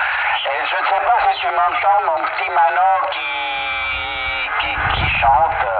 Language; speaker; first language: French; early bilingual, heritage; Italian